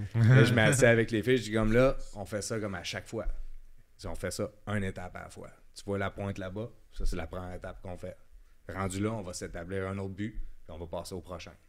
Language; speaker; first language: French; native; French